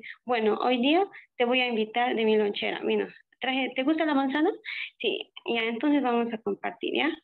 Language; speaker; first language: Spanish; native; Spanish